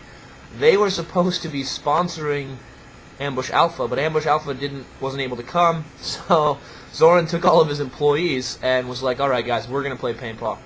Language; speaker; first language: English; native; English